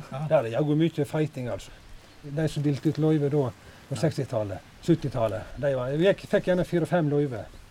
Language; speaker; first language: Norwegian; native; Norwegian